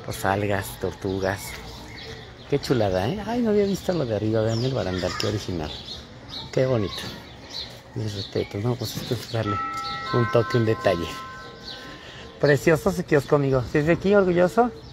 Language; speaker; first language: Spanish; native; Spanish